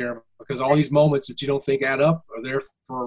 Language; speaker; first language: English; native; English